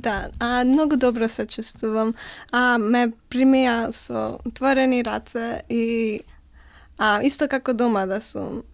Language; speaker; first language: Macedonian; early bilingual, heritage; Macedonian